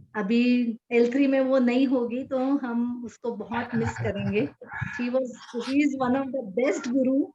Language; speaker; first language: Hindi; non-native, local second language; Marathi